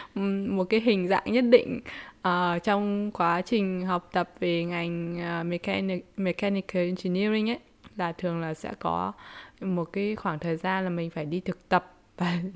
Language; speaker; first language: Vietnamese; early bilingual, heritage; Vietnamese